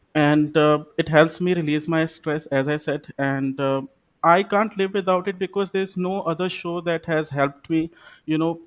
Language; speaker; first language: English; non-native, local second language; Punjabi